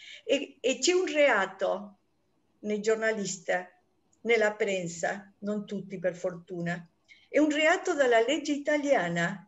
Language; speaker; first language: Italian; non-native, fluent; Spanish